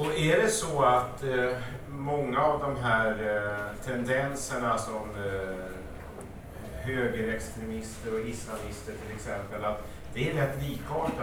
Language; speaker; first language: Swedish; native; Swedish